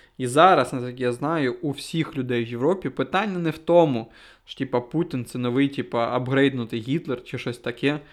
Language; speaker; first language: Ukrainian; non-native, local second language; Russian